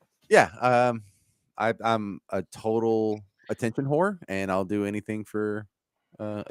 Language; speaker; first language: English; native; English